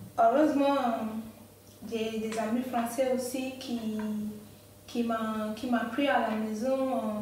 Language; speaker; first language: French; non-native, fluent; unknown